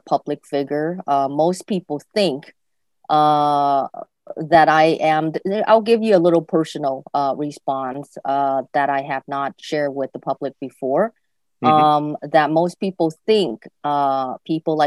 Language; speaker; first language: English; native; English